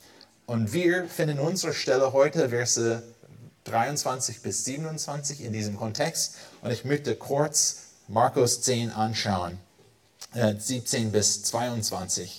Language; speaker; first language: German; non-native, fluent; English